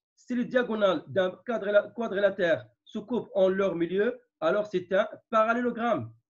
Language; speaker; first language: French; non-native, local second language; Arabic